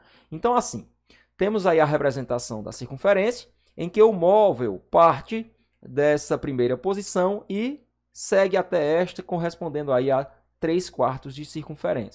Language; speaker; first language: Portuguese; native; Portuguese